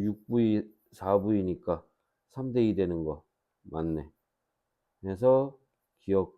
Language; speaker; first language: Korean; native; Korean